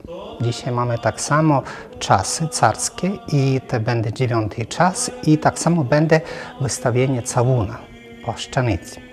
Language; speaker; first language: Polish; non-native, fluent; Ukrainian